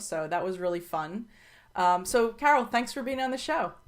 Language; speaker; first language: English; native; English